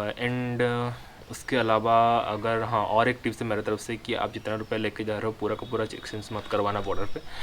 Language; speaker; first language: Hindi; non-native, local second language; Odia